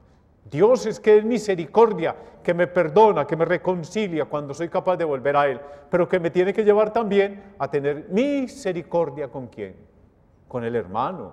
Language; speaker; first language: Spanish; native; Spanish